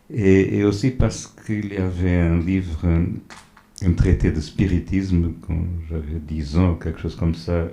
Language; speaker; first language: French; non-native, fluent; Portuguese